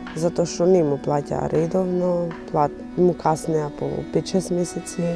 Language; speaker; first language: Macedonian; non-native, local second language; Romany